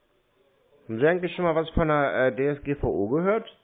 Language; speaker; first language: German; native; German